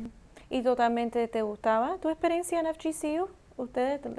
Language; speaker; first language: Spanish; non-native, learner; English